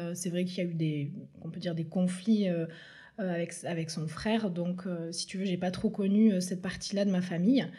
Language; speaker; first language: French; native; French